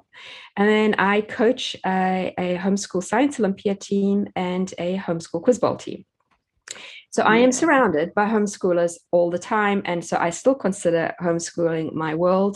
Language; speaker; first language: English; native; English